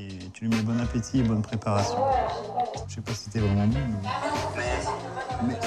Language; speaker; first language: French; native; French